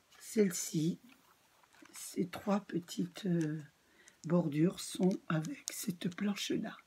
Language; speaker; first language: French; native; French